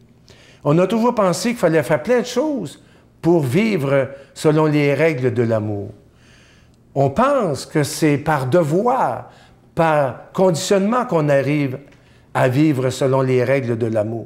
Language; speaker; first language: French; native; French